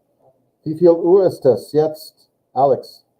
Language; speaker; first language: German; non-native, fluent; English